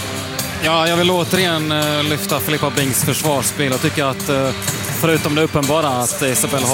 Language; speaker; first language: Swedish; native; Swedish